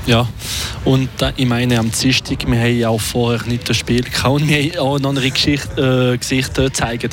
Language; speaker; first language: German; non-native, local second language; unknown